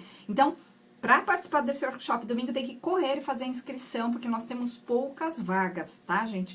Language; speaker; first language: Portuguese; native; Portuguese